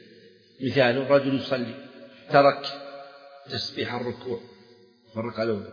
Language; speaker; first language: Arabic; native; Arabic